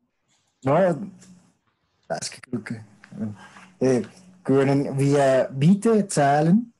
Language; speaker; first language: German; non-native, learner; Spanish